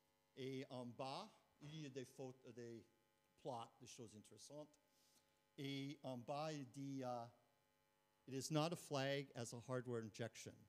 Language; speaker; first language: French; non-native, fluent; English